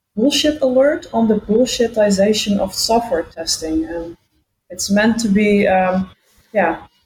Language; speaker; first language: English; non-native, fluent; Dutch